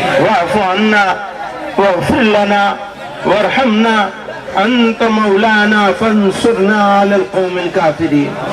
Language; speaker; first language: Urdu; native; Urdu